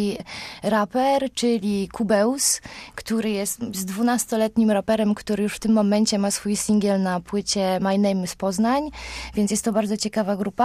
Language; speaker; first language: Polish; native; Polish